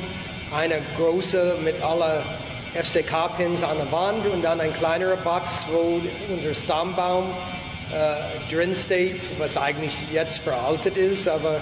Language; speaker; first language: German; non-native, fluent; English